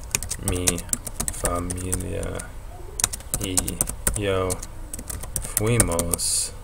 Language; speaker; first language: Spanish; non-native, fluent; English